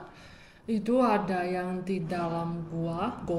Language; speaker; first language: Indonesian; non-native, fluent; Chinese